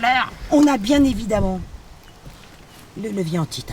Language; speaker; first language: French; native; French